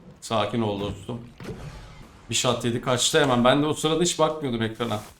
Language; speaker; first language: Turkish; native; Turkish